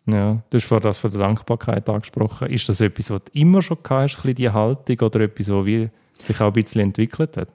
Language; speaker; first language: German; native; German